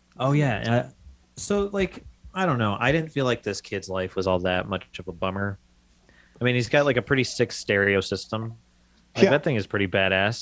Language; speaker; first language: English; native; English